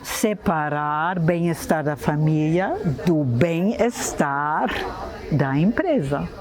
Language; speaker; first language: Portuguese; non-native, fluent; German